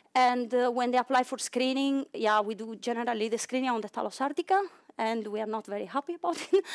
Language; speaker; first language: English; non-native, fluent; Italian